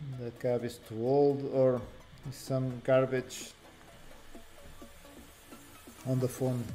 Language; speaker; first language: English; non-native, learner; Portuguese